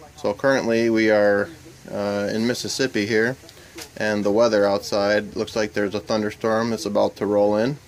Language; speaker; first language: English; native; English